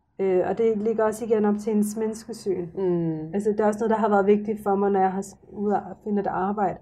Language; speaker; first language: Danish; early bilingual, other home language; Arabic